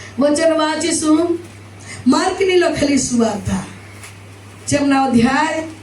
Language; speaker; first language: Gujarati; non-native, local second language; Gamit